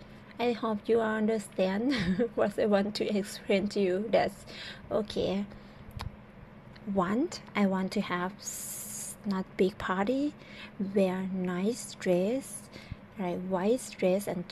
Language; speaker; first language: English; non-native, learner; Thai